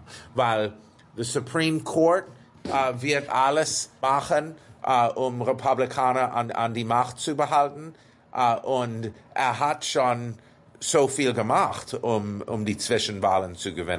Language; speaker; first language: German; non-native, fluent; English